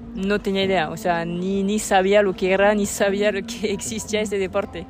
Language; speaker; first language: Spanish; non-native, fluent; French